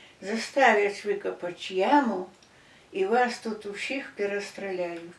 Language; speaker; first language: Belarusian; native; Belarusian